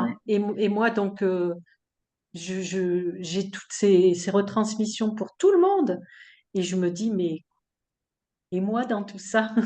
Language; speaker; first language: French; native; French